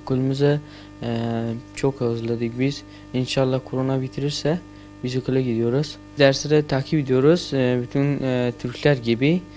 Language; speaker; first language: Turkish; non-native, learner; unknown